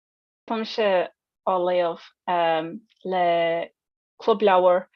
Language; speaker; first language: Irish; non-native, learner; English